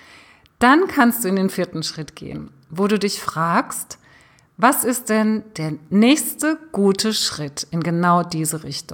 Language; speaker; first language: German; native; German